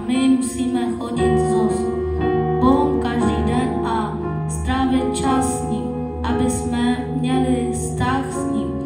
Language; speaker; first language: Czech; non-native, local second language; Slovak